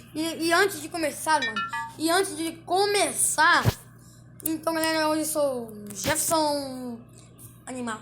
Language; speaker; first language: Portuguese; native; Portuguese